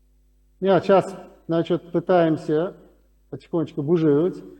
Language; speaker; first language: Russian; non-native, local second language; Uzbek